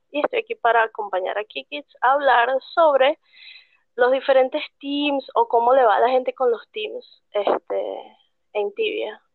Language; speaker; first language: Spanish; native; Spanish